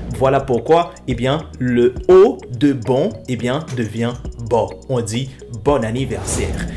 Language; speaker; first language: French; non-native, local second language; Haitian Creole